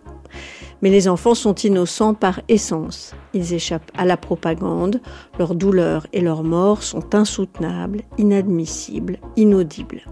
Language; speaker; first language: French; native; French